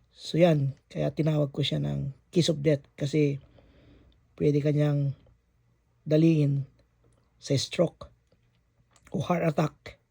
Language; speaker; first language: Filipino; non-native, local second language; Iloko